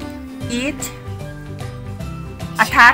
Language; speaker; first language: English; non-native, fluent; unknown